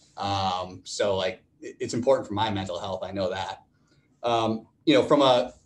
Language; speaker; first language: English; native; English